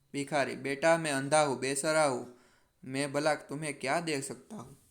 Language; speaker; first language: Hindi; non-native, local second language; Gujarati